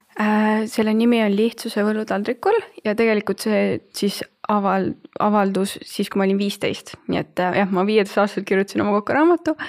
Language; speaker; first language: Estonian; native; Estonian